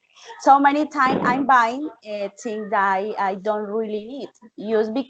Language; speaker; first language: English; non-native, learner; Spanish